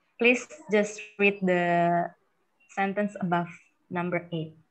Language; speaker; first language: English; non-native, fluent; Indonesian